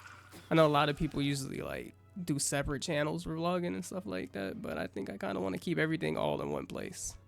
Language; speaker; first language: English; native; English